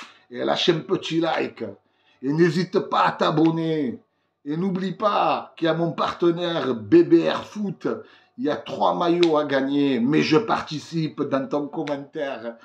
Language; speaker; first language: French; native; French